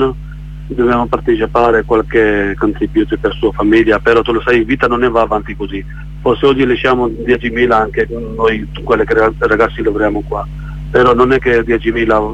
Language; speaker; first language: Italian; non-native, learner; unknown